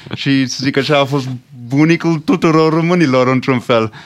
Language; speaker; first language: Romanian; non-native, fluent; English